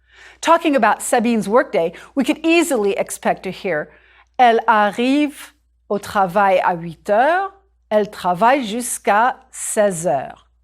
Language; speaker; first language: French; non-native, fluent; English